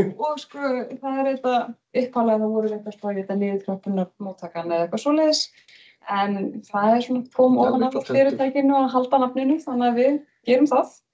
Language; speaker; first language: Icelandic; native; Icelandic